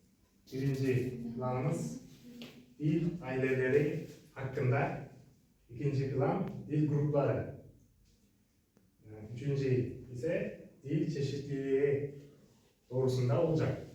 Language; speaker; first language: Turkish; non-native, learner; Uzbek